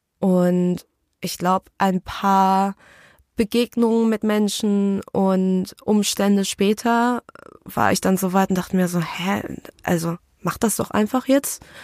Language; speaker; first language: German; early bilingual, other home language; Vietnamese